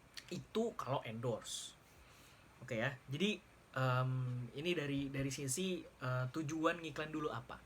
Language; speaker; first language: Indonesian; native; Indonesian